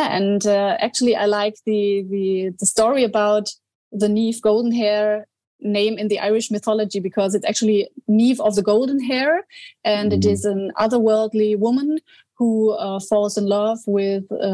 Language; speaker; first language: English; non-native, fluent; German